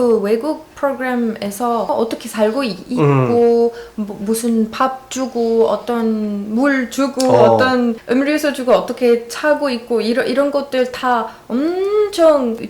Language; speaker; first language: Korean; non-native, fluent; Arabic